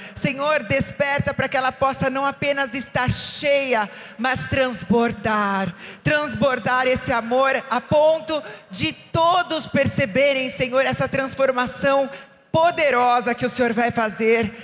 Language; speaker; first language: Portuguese; native; Portuguese